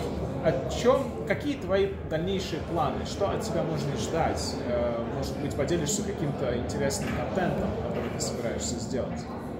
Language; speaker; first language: Russian; native; Russian